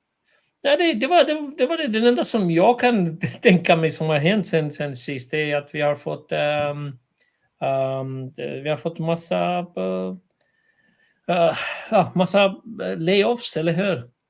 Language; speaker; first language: Swedish; non-native, fluent; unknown